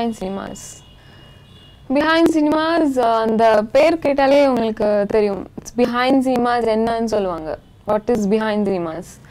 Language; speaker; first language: Tamil; non-native, local second language; Telugu